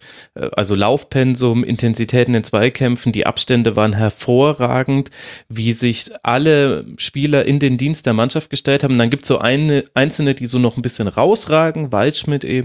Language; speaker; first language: German; native; German